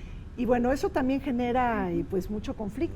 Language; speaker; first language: Spanish; native; Spanish